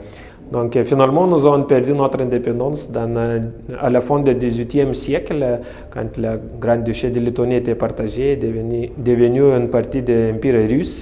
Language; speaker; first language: French; non-native, fluent; Lithuanian